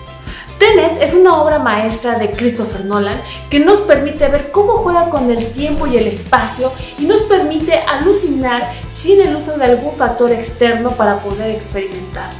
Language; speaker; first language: Spanish; native; Spanish